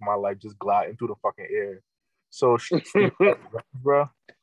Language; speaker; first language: English; non-native, fluent; Haitian Creole